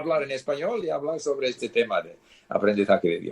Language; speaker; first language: Spanish; non-native, fluent; English